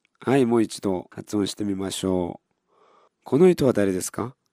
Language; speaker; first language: Japanese; non-native, fluent; Korean